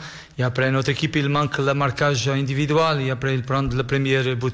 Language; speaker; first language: French; non-native, learner; Portuguese